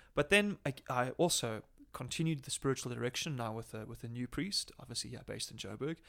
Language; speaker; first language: English; native; English